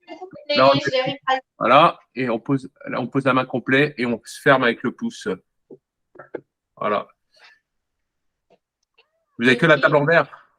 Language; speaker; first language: French; native; French